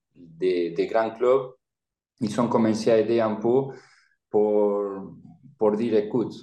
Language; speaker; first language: French; non-native, learner; Spanish